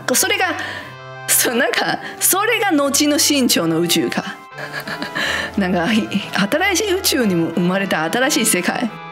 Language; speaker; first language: Japanese; non-native, fluent; Chinese